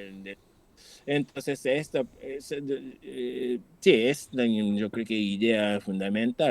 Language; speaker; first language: Spanish; non-native, fluent; Japanese